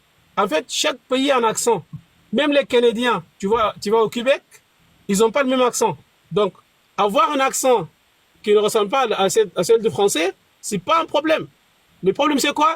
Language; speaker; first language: French; non-native, fluent; Arabic